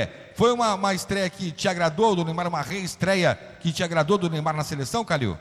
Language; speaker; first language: Portuguese; native; Portuguese